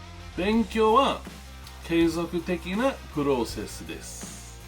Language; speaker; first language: Japanese; non-native, learner; English